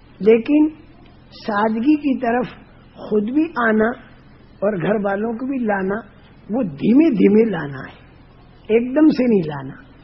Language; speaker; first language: Urdu; non-native, local second language; Gujarati